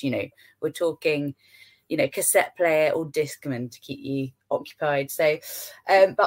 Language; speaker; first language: English; native; English